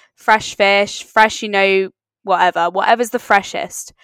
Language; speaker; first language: English; native; English